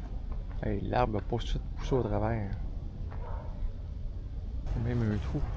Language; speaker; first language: French; native; French